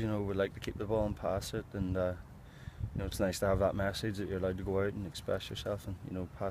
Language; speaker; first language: English; native; English